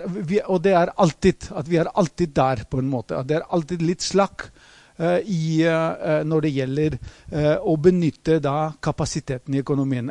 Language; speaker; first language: Norwegian; non-native, fluent; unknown